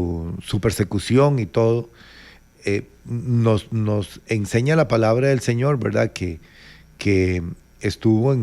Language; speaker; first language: Spanish; native; Spanish